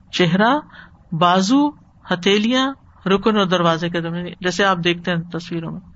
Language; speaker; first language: Urdu; native; Urdu